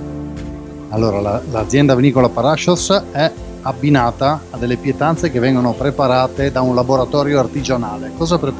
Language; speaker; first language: Italian; native; Italian